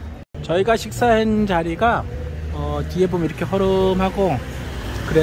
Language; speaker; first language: Korean; native; Korean